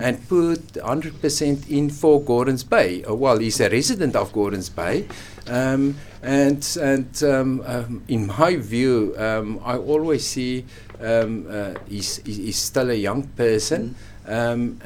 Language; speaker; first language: English; non-native, local second language; Afrikaans